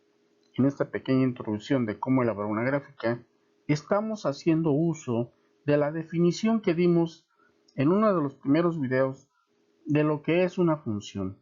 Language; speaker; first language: Spanish; native; Spanish